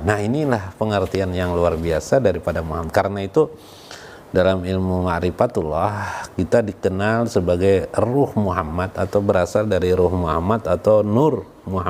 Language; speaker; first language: Indonesian; native; Indonesian